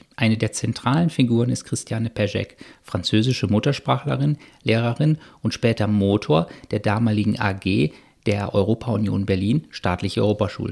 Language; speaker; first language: German; native; German